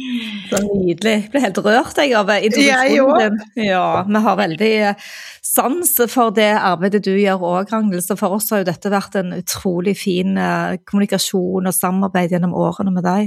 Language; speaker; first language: Norwegian; native; Norwegian